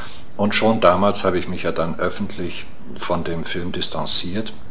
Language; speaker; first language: German; native; German